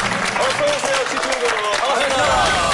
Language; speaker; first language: Korean; native; Korean